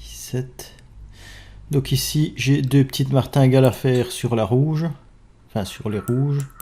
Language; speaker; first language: French; native; French